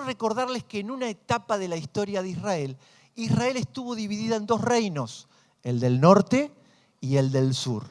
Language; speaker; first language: Spanish; native; Spanish